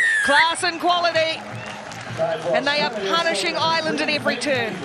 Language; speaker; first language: English; native; English